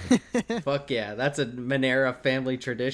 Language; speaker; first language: English; native; English